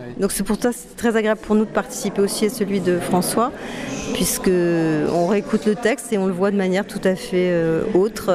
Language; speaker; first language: French; native; French